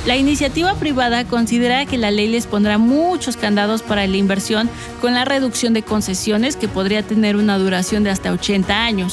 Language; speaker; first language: Spanish; native; Spanish